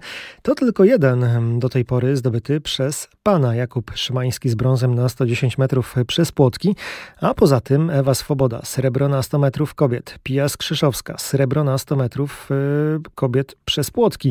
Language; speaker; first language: Polish; native; Polish